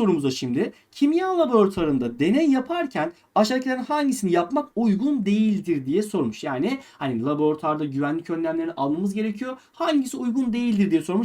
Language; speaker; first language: Turkish; native; Turkish